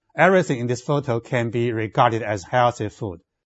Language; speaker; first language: English; non-native, fluent; Chinese